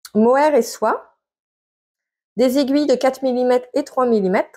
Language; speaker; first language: French; native; French